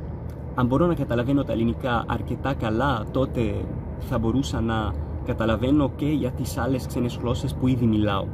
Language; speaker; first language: Greek; non-native, fluent; Arabic